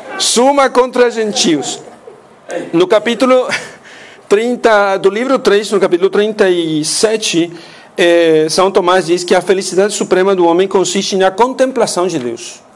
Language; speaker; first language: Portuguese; non-native, fluent; Spanish